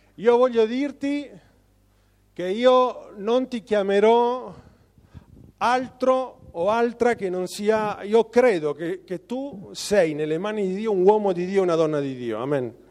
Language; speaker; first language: Italian; non-native, fluent; Spanish